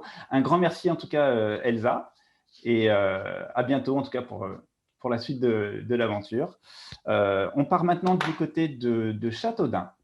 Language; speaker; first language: French; native; French